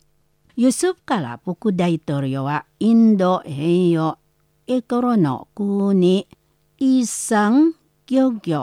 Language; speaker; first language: Japanese; non-native, fluent; Indonesian